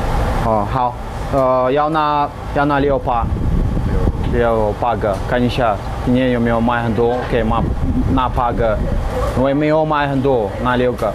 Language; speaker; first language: Chinese; non-native, learner; Russian